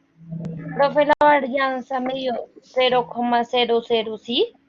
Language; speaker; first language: Spanish; native; Spanish